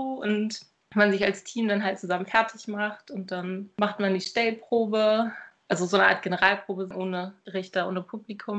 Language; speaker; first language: German; native; German